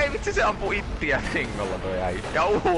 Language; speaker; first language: Finnish; native; Finnish